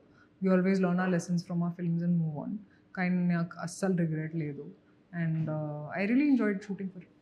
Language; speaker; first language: Telugu; non-native, fluent; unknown